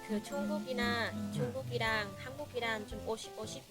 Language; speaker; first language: Korean; non-native, learner; Vietnamese